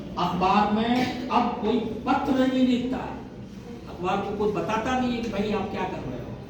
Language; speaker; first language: Hindi; native; Hindi